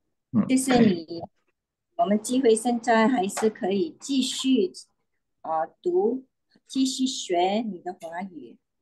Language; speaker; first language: Chinese; non-native, learner; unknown